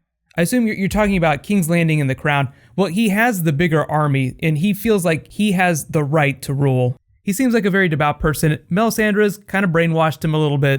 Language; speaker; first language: English; native; English